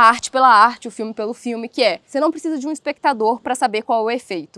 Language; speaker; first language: Portuguese; native; Portuguese